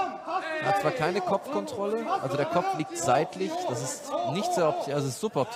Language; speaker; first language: German; native; German